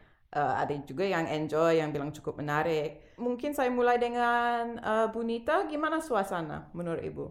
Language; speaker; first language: Indonesian; non-native, fluent; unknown